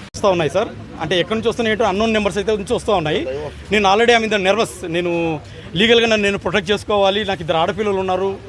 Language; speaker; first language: Telugu; native; Telugu